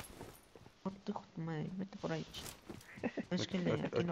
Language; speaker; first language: Spanish; native; Spanish